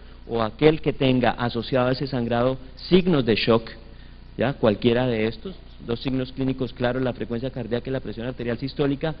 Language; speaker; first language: Spanish; native; Spanish